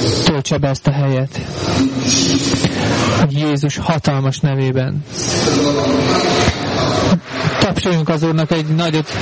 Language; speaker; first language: Hungarian; native; Hungarian